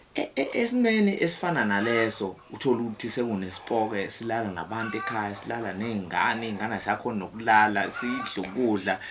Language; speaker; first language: Zulu; native; Zulu